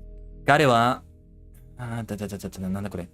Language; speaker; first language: Japanese; non-native, learner; English